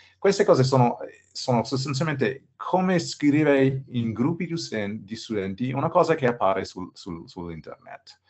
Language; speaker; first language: Italian; non-native, learner; English